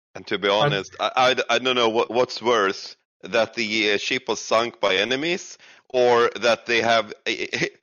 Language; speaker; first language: English; non-native, fluent; Swedish